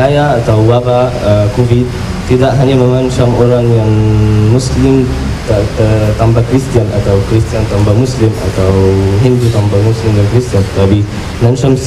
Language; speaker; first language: Indonesian; non-native, fluent; Arabic